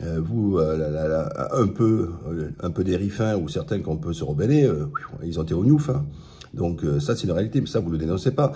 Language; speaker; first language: French; early bilingual, other home language; Arabic